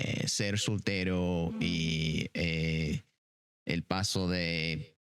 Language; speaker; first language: Spanish; non-native, fluent; English